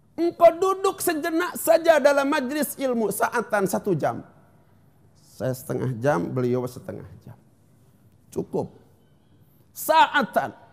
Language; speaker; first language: Indonesian; non-native, local second language; Sundanese